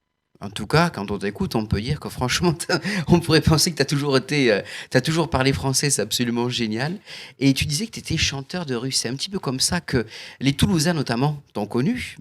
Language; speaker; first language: French; native; French